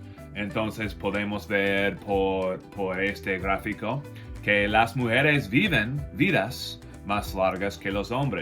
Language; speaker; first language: Spanish; non-native, fluent; English